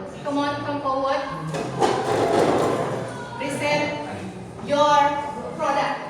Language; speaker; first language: English; non-native, learner; Indonesian